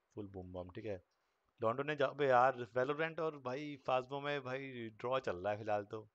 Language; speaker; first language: Hindi; native; Hindi